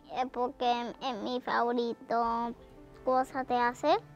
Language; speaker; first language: Spanish; early bilingual, heritage; Spanish